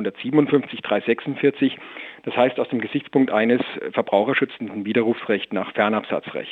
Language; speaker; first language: German; native; German